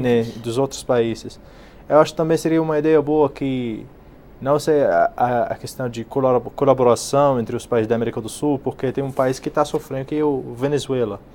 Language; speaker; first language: Portuguese; non-native, fluent; Arabic